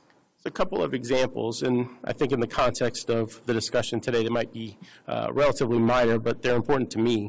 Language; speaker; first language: English; native; English